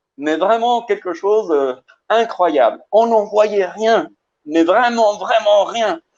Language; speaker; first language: French; early bilingual, heritage; Spanish